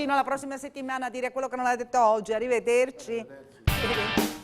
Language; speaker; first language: Italian; native; Italian